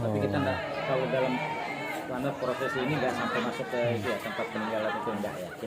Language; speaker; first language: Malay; non-native, local second language; Javanese